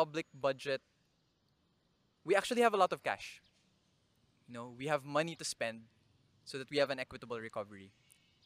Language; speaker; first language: English; non-native, local second language; Bikol